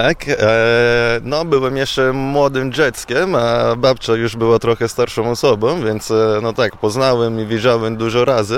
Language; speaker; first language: Polish; non-native, fluent; Italian